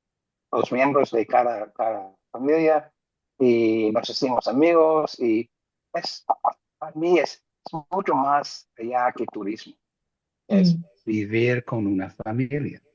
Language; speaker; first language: Spanish; non-native, fluent; English